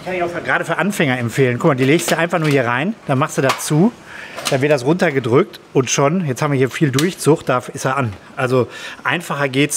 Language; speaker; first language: German; native; German